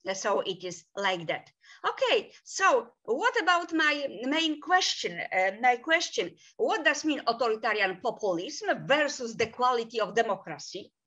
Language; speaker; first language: English; non-native, fluent; Polish